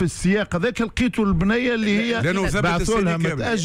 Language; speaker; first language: Arabic; native; Arabic